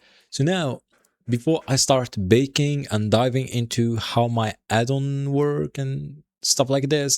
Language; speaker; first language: English; non-native, fluent; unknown